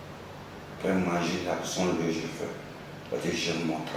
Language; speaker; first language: French; non-native, local second language; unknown